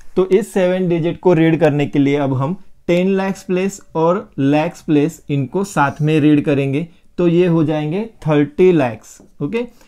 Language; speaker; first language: Hindi; non-native, local second language; Marathi